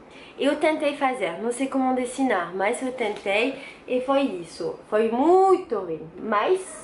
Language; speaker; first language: Portuguese; non-native, learner; French